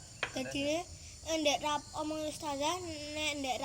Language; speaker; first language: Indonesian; non-native, local second language; Javanese